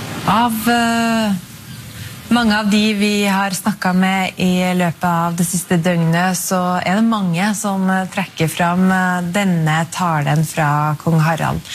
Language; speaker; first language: Norwegian; native; Norwegian